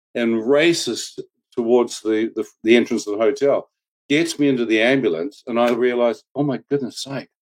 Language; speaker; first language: English; native; English